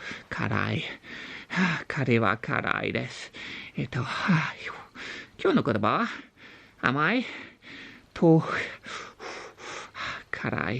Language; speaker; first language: Japanese; non-native, learner; English